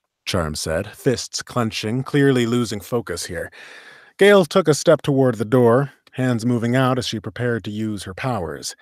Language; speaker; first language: English; native; English